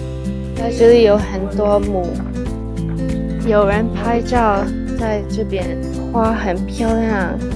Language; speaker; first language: Chinese; non-native, learner; English